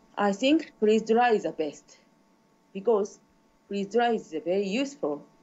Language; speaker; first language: English; non-native, learner; Japanese